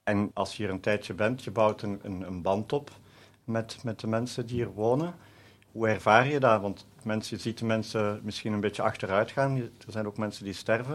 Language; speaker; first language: Dutch; native; Dutch